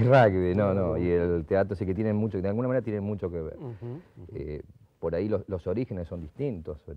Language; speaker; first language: Spanish; native; Spanish